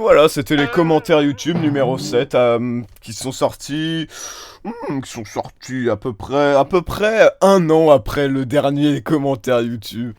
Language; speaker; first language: French; native; French